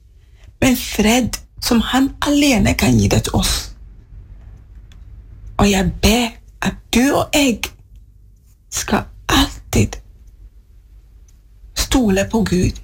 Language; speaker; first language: Swedish; non-native, fluent; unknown